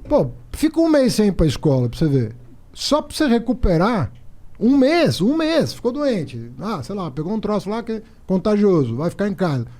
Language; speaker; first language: Portuguese; native; Portuguese